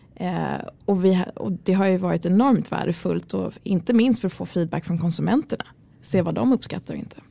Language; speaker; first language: Swedish; early bilingual, other home language; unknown